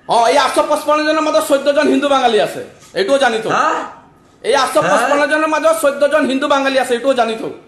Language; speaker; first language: Assamese; non-native, local second language; Bangla